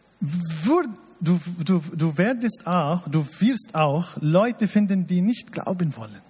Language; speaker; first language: German; non-native, fluent; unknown